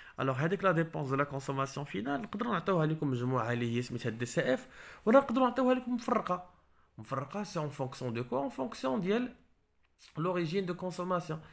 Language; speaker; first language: French; non-native, local second language; Arabic